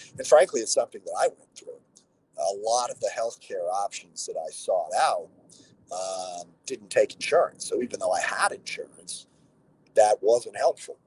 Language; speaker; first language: English; native; English